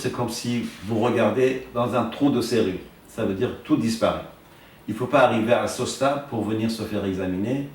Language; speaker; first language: French; non-native, fluent; Persian